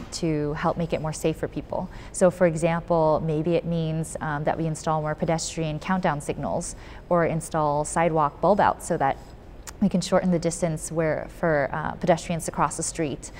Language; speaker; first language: English; native; English